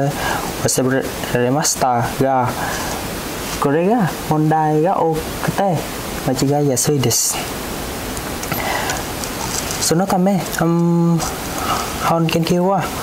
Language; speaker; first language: Japanese; non-native, fluent; Vietnamese